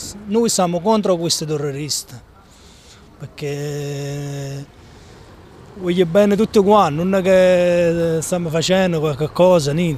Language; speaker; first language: Italian; non-native, learner; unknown